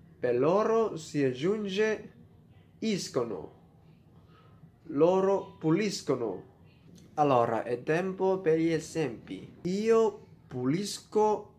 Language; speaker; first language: Italian; non-native, fluent; Vietnamese